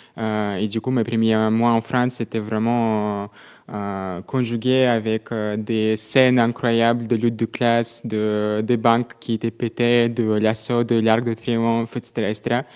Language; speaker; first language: French; non-native, fluent; Russian